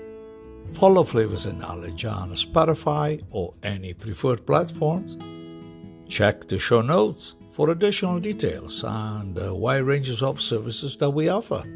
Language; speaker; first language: English; non-native, fluent; Italian